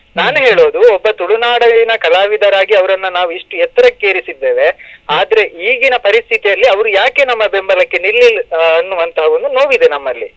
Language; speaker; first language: Kannada; non-native, local second language; Tulu